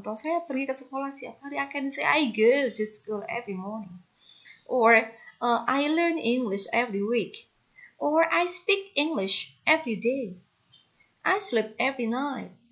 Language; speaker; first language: English; non-native, fluent; Indonesian